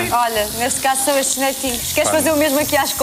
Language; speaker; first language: Portuguese; native; Portuguese